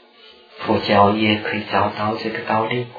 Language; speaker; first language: Chinese; non-native, fluent; Czech